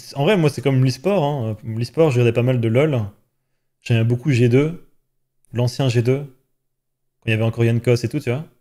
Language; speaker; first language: French; native; French